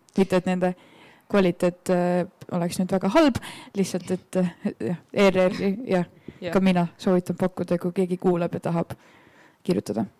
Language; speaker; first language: Estonian; native; Estonian